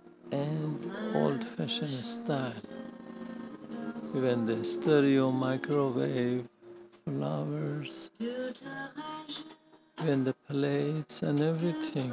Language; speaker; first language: English; non-native, learner; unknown